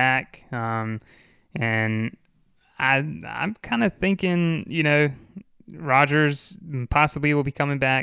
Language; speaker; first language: English; native; English